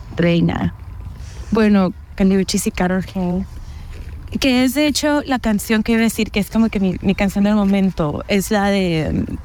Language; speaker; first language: Spanish; native; Spanish